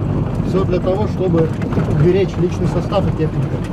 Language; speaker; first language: Russian; native; Russian